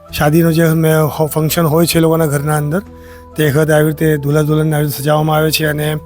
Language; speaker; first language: Gujarati; native; Gujarati